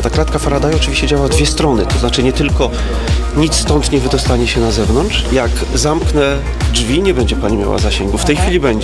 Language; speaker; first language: Polish; native; Polish